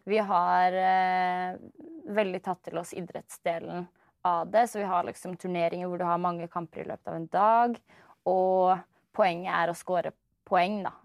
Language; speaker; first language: Norwegian; native; Norwegian